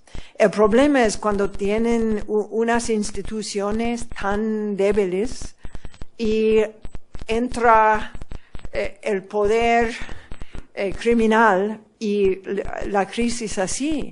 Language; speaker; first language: Spanish; non-native, fluent; English